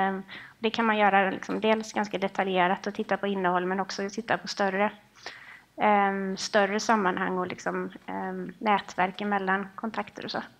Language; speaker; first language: Swedish; native; Swedish